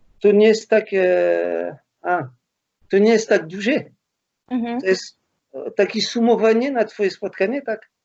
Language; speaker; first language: Polish; non-native, learner; French